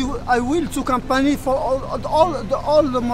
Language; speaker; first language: English; non-native, learner; Arabic